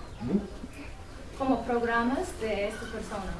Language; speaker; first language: Spanish; non-native, learner; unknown